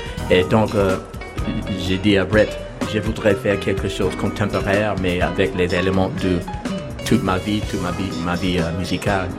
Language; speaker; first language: French; non-native, learner; English